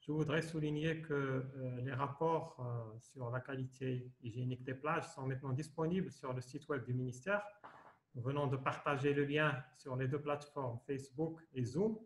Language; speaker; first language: French; non-native, local second language; Arabic